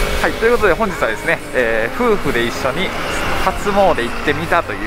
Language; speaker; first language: Japanese; native; Japanese